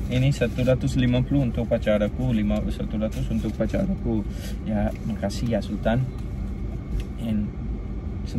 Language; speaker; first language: Indonesian; non-native, learner; Urdu